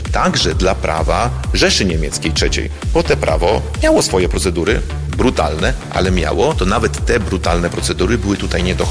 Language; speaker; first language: Polish; native; Polish